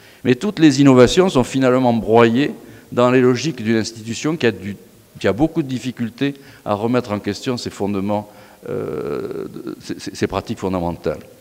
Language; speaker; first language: French; native; French